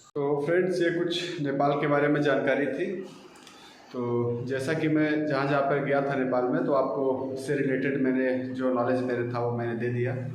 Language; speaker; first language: Hindi; native; Hindi